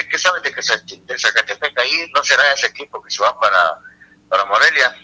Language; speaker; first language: Spanish; native; Spanish